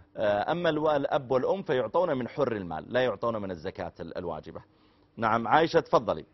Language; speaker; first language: Arabic; native; Arabic